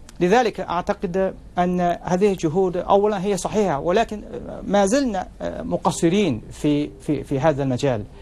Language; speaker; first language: Arabic; non-native, fluent; Chinese